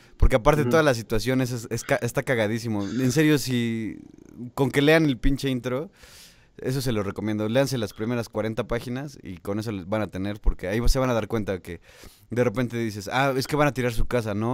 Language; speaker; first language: Spanish; native; Spanish